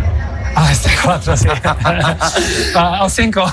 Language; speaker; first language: Spanish; non-native, fluent; Polish